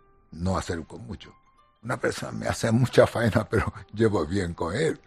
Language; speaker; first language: Spanish; non-native, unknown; Japanese